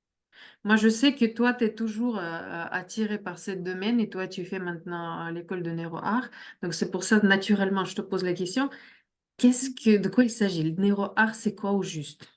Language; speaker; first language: French; non-native, fluent; Russian